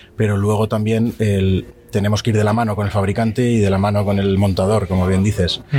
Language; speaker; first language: Spanish; native; Spanish